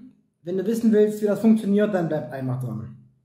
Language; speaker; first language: German; native; German